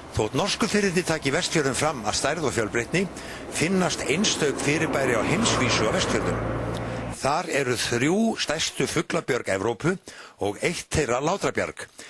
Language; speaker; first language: Icelandic; native; Icelandic